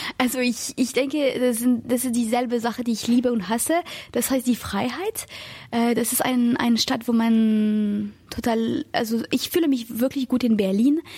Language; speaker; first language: German; non-native, fluent; French